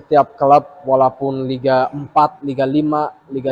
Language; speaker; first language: Indonesian; early bilingual, heritage; English